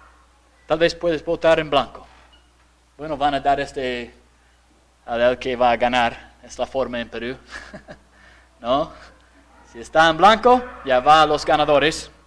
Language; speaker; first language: Spanish; non-native, fluent; English